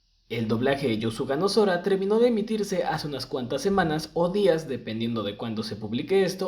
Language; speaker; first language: Spanish; native; Spanish